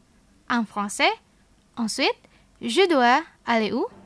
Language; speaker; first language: French; non-native, fluent; Indonesian